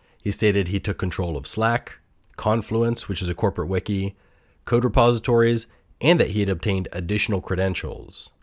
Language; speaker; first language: English; native; English